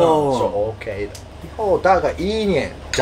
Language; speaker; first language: Chinese; non-native, fluent; Japanese